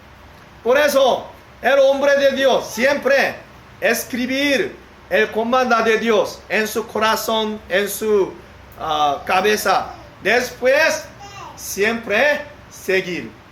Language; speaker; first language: Spanish; non-native, learner; Korean